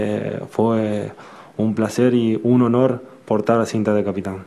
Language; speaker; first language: Portuguese; non-native, learner; Spanish